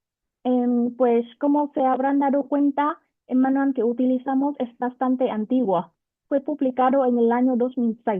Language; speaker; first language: Spanish; non-native, fluent; Vietnamese